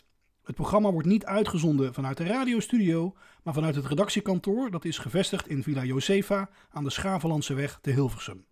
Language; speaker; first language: Dutch; native; Dutch